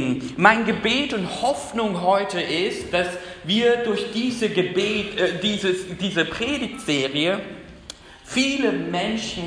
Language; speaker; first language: German; non-native, fluent; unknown